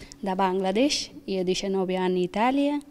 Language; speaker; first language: Italian; non-native, learner; Bangla